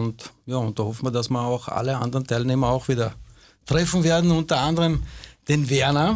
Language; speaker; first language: German; native; German